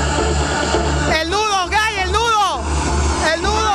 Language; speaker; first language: Spanish; native; Spanish